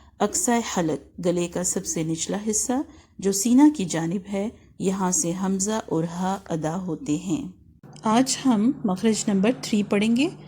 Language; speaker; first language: Urdu; native; Urdu